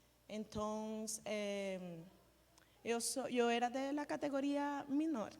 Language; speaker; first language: Portuguese; non-native, learner; Spanish